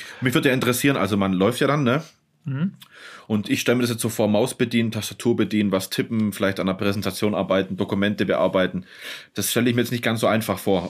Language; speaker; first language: German; native; German